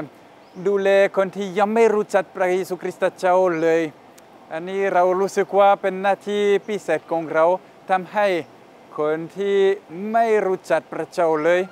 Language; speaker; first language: Thai; non-native, fluent; French